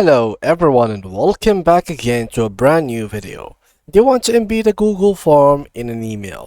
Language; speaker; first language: English; non-native, fluent; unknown